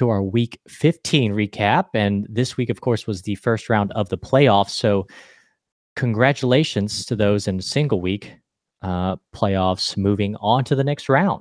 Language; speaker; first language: English; native; English